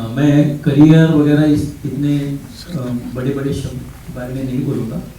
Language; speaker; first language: Hindi; non-native, local second language; Marathi